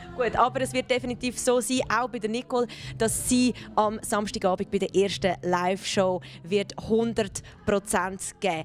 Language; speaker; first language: German; native; German